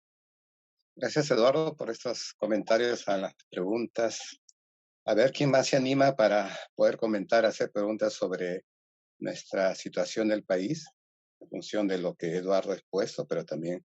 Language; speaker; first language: Spanish; native; Spanish